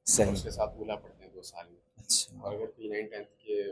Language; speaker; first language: Urdu; native; Urdu